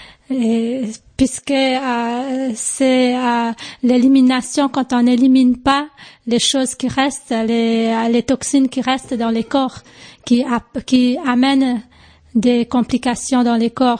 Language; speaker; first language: French; non-native, local second language; Morisyen